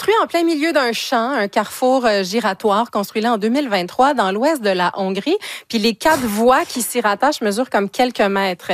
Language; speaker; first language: French; native; French